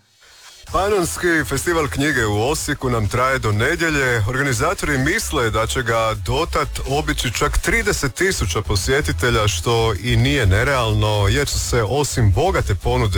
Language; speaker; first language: Serbian; native; Serbian